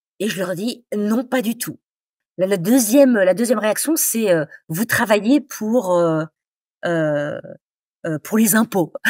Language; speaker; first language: French; native; French